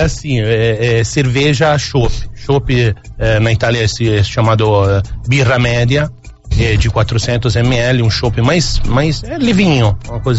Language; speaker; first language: Portuguese; non-native, fluent; Italian